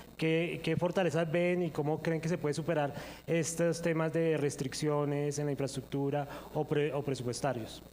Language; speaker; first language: Spanish; native; Spanish